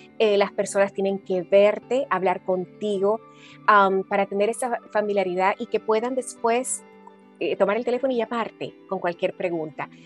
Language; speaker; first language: Spanish; native; Spanish